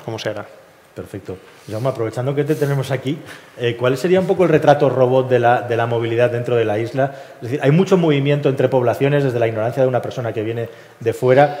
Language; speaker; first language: Spanish; native; Spanish